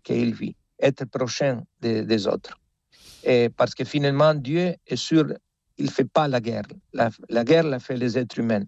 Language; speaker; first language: French; non-native, fluent; Spanish